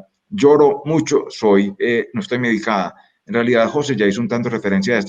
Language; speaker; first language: Spanish; native; Spanish